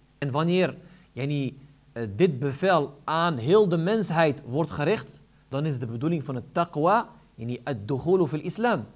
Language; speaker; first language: Dutch; early bilingual, other home language; Arabic